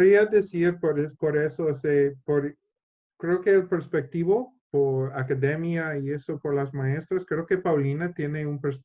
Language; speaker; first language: Spanish; non-native, learner; English